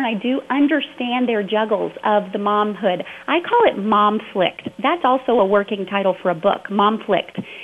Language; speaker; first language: English; native; English